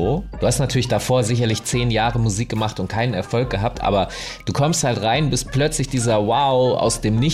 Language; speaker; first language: German; native; German